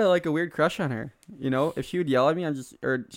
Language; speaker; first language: English; native; English